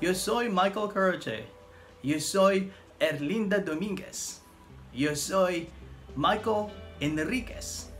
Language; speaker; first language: Spanish; non-native, fluent; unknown